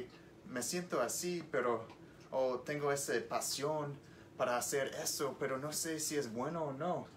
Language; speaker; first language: Spanish; non-native, learner; English